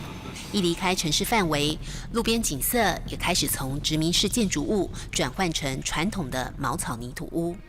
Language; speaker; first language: Chinese; native; Chinese